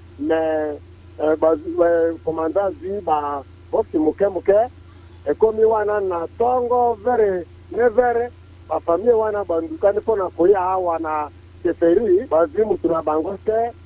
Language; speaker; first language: Lingala; non-native, local second language; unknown